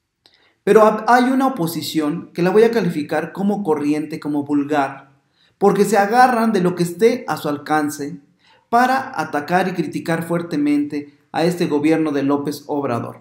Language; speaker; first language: Spanish; native; Spanish